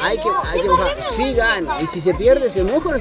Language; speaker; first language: Spanish; native; Spanish